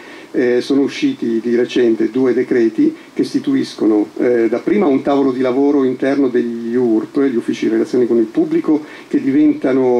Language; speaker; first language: Italian; native; Italian